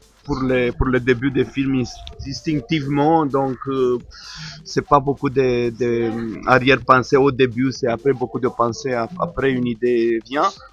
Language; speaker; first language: French; non-native, fluent; Romanian